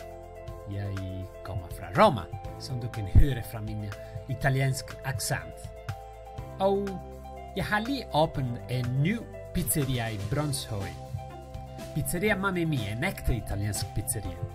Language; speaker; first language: Swedish; non-native, local second language; Italian